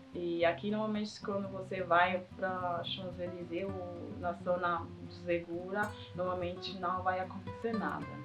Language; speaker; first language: Portuguese; non-native, fluent; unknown